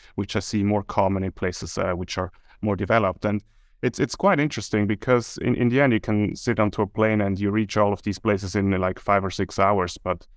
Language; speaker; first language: English; non-native, fluent; German